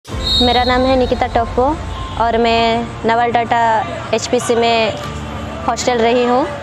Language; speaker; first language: Hindi; non-native, local second language; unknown